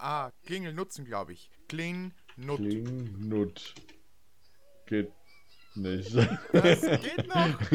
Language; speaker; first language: German; native; German